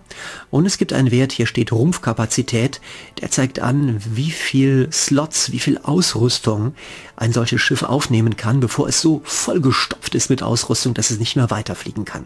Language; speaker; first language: German; native; German